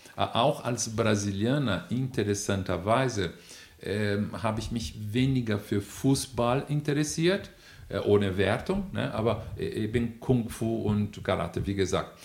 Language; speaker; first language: German; non-native, fluent; Portuguese